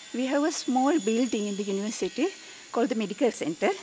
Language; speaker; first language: English; non-native, local second language; Sinhala